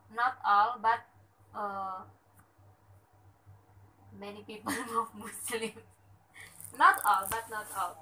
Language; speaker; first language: English; non-native, learner; Indonesian